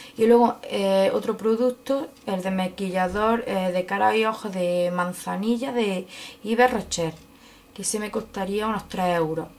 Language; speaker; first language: Spanish; native; Spanish